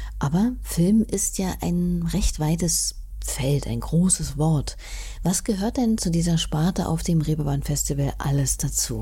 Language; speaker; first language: German; native; German